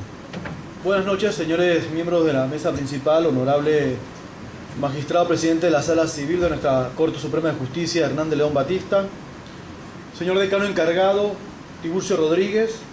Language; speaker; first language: Spanish; native; Spanish